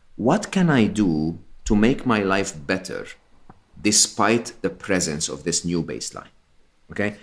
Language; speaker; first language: English; non-native, fluent; Arabic